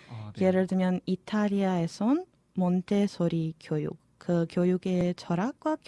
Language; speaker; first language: Korean; non-native, fluent; Serbian